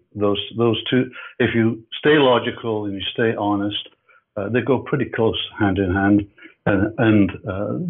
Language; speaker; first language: English; native; English